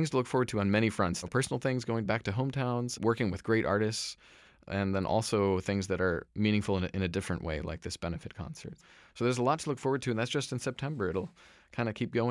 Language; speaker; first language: English; native; English